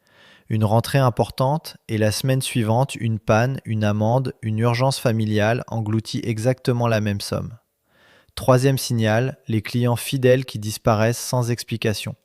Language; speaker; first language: French; native; French